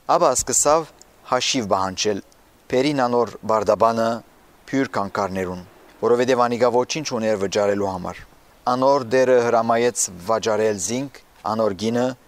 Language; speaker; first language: Armenian; early bilingual, heritage; Armenian